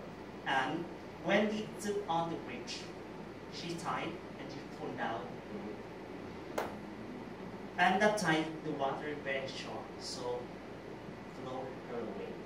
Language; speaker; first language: English; non-native, learner; Vietnamese